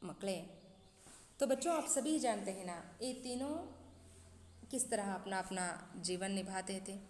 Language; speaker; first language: Hindi; non-native, local second language; Kannada